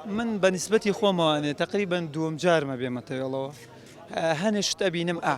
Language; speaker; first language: Central Kurdish; non-native, local second language; Gurani